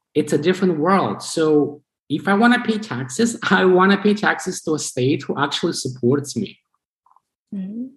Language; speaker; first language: English; non-native, fluent; Romanian